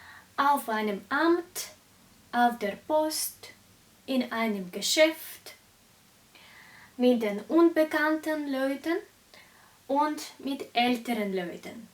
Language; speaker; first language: German; non-native, fluent; Russian